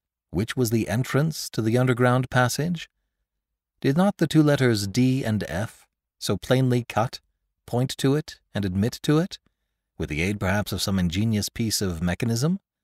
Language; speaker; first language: English; native; English